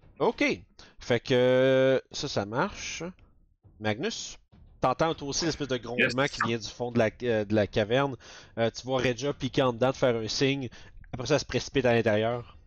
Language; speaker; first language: French; native; French